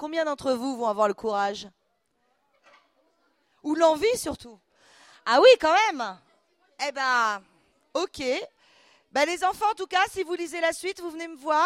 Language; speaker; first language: French; native; French